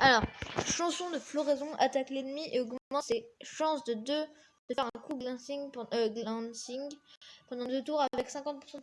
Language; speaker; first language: French; native; French